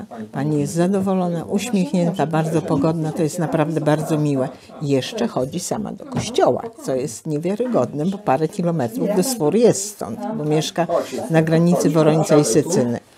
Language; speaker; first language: Polish; native; Polish